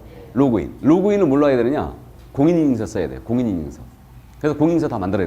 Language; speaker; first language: Korean; native; Korean